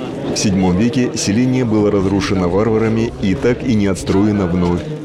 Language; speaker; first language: Russian; native; Russian